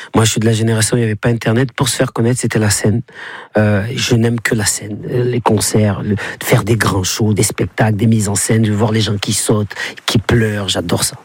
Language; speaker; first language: French; native; French